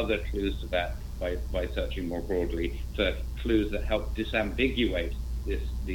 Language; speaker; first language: English; native; English